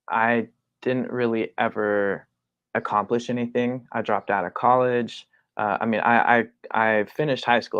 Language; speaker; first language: English; native; English